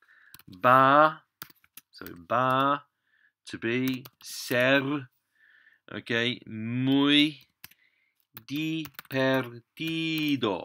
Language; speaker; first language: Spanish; non-native, fluent; English